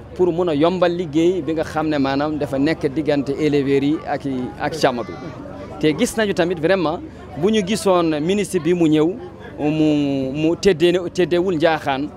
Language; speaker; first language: Wolof; non-native, local second language; Fula